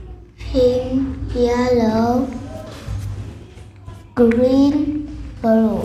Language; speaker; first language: English; non-native, learner; Vietnamese